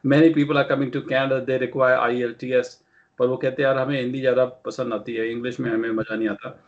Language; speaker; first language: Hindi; non-native, local second language; Punjabi